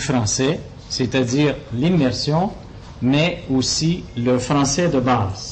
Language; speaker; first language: French; native; French